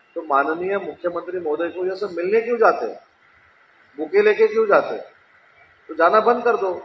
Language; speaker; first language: Hindi; non-native, local second language; Marathi